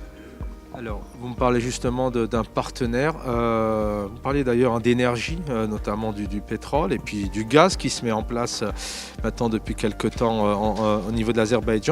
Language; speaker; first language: French; native; French